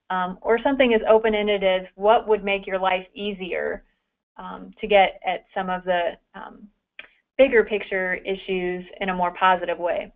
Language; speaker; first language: English; native; English